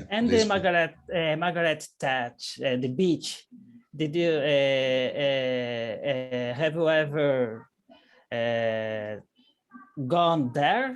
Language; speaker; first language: English; non-native, learner; Portuguese